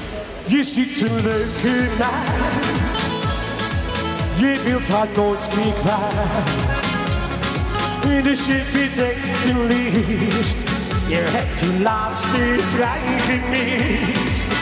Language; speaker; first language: Dutch; native; Dutch